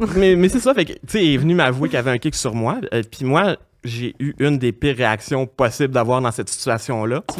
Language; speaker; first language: French; native; French